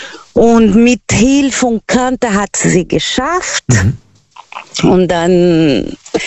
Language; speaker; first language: German; non-native, local second language; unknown